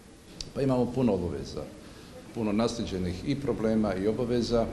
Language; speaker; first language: Serbian; native; Serbian